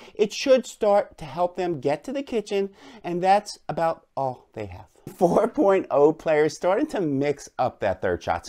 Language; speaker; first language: English; native; English